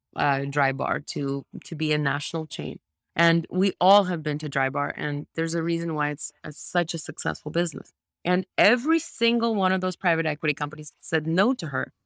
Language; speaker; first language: English; early bilingual, other home language; Russian